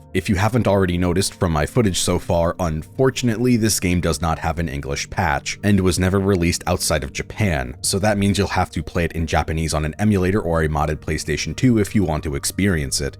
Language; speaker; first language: English; native; English